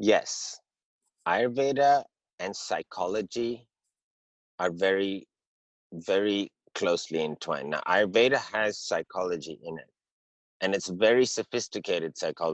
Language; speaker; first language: English; early bilingual, heritage; English